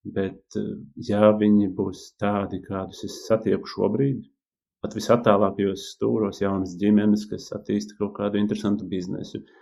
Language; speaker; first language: Latvian; native; Latvian